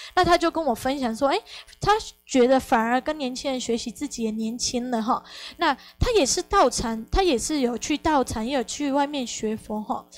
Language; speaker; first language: Chinese; non-native, fluent; Spanish